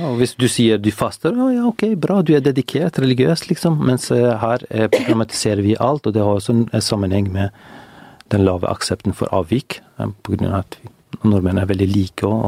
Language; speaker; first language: Norwegian; non-native, fluent; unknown